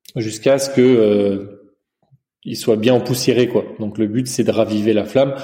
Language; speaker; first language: French; early bilingual, other home language; Chinese